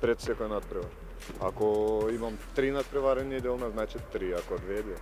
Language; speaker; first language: Macedonian; non-native, fluent; Russian